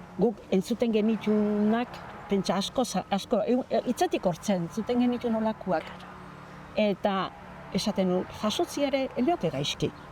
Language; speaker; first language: Basque; native; Basque